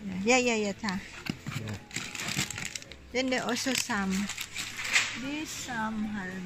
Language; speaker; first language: Danish; non-native, learner; Indonesian